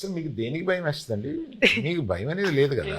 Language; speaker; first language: Telugu; native; Telugu